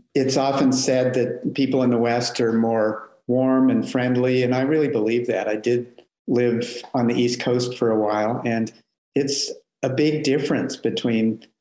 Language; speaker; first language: English; native; English